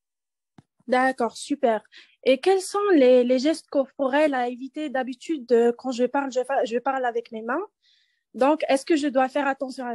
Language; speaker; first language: French; non-native, learner; Arabic